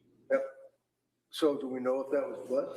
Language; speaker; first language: English; native; English